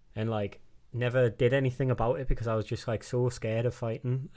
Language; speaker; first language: English; native; English